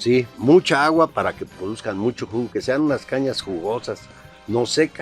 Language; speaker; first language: Spanish; native; Spanish